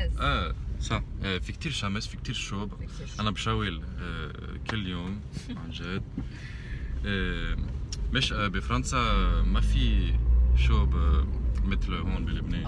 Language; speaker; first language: Arabic; non-native, learner; French